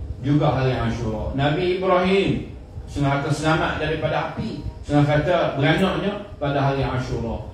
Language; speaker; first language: Malay; native; Malay